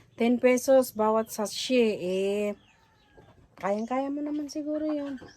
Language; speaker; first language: Filipino; non-native, local second language; Cebuano